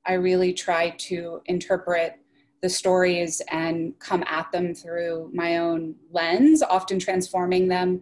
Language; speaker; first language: English; native; English